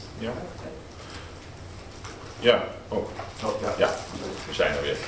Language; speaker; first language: Dutch; native; Dutch